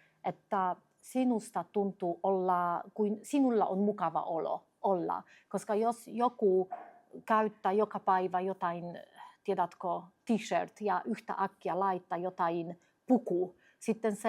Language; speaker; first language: Finnish; non-native, fluent; Polish